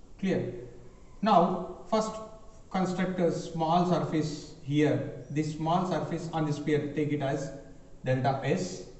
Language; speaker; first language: English; non-native, local second language; Kannada